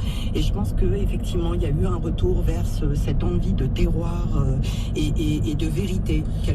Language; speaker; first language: French; non-native, fluent; Romanian